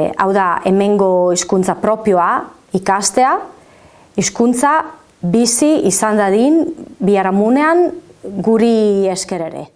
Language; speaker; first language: Basque; non-native, fluent; Friulian